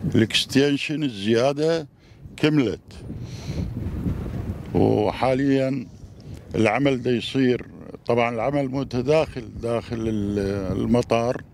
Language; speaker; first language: Arabic; native; Arabic